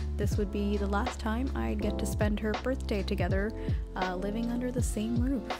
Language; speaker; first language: English; native; English